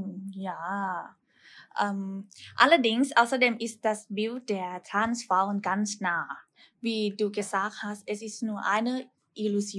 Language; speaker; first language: German; non-native, learner; Thai